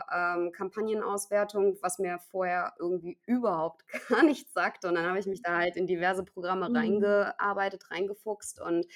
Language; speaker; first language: German; native; German